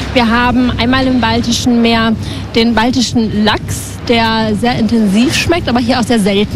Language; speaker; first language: German; non-native, fluent; Latvian